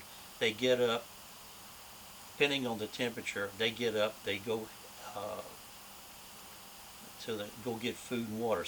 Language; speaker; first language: English; native; English